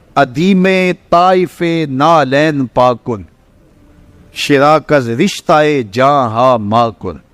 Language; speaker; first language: Urdu; non-native, local second language; Punjabi